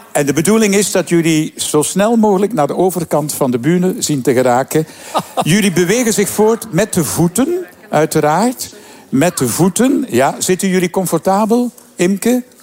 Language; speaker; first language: Dutch; native; Dutch